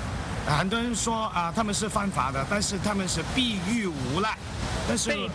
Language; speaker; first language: Chinese; non-native, local second language; Cantonese